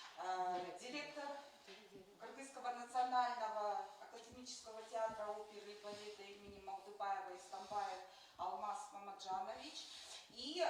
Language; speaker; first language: Russian; native; Russian